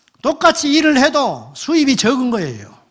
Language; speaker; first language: Korean; native; Korean